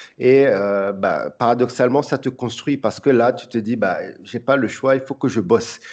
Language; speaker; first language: French; early bilingual, other home language; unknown